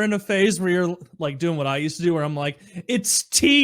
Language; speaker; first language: English; native; English